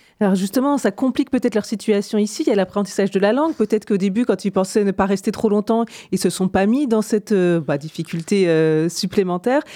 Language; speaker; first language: French; native; French